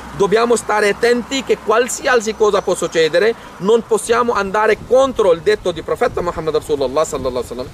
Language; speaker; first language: Italian; non-native, fluent; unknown